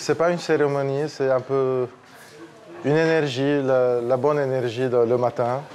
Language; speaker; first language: French; non-native, local second language; Arabic